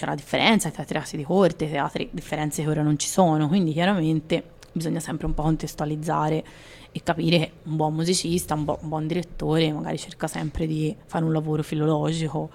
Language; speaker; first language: Italian; native; Italian